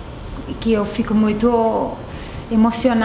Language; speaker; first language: Portuguese; non-native, fluent; Italian